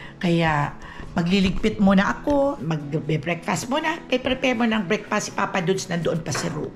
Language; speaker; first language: Filipino; non-native, local second language; Cebuano